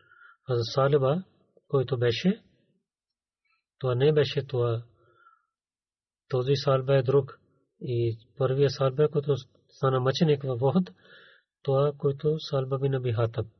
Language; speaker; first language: Bulgarian; non-native, learner; Urdu